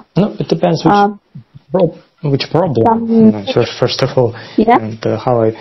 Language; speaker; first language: English; non-native, learner; Russian